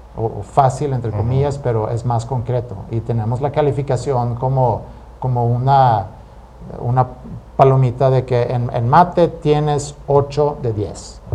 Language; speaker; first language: Spanish; non-native, fluent; Swedish